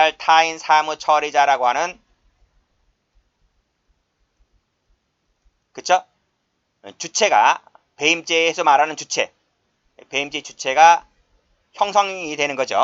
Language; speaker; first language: Korean; native; Korean